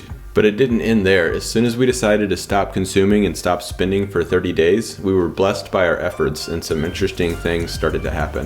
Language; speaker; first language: English; native; English